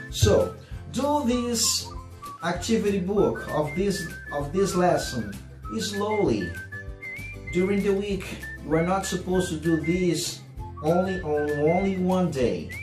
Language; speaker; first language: English; non-native, fluent; Portuguese